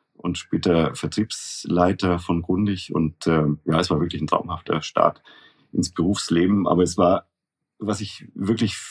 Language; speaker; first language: German; native; German